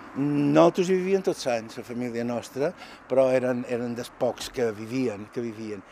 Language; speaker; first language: Catalan; native; Catalan